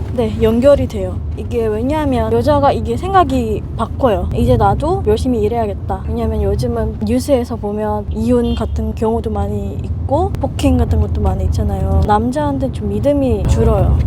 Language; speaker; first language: Korean; non-native, fluent; Indonesian